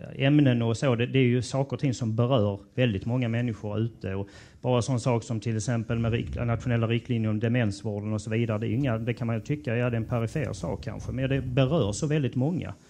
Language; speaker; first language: Swedish; native; Swedish